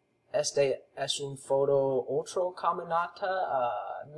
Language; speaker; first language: Spanish; non-native, learner; English